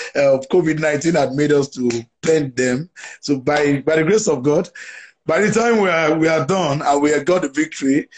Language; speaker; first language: English; non-native, local second language; Yoruba